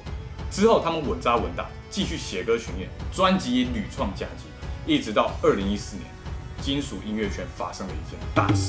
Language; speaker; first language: Chinese; native; Chinese